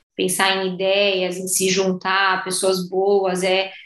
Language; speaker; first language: Portuguese; native; Portuguese